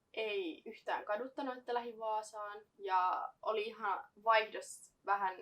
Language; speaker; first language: Finnish; native; Finnish